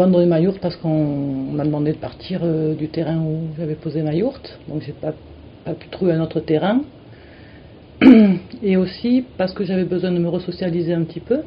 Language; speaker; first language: French; native; French